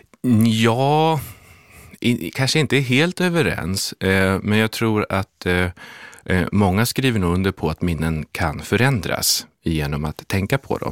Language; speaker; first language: Swedish; native; Swedish